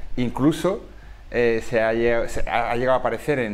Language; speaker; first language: Spanish; native; Spanish